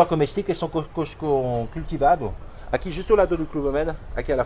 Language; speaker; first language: Portuguese; non-native, fluent; French